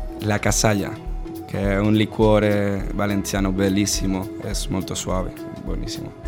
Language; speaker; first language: Italian; non-native, learner; Spanish